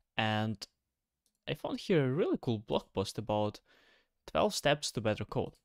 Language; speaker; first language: English; non-native, fluent; Ukrainian